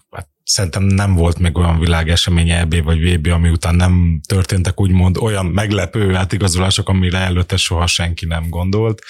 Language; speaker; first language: Hungarian; native; Hungarian